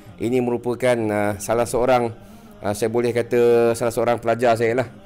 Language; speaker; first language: Malay; native; Malay